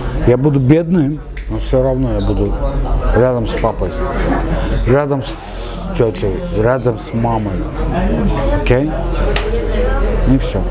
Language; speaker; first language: Russian; non-native, local second language; Azerbaijani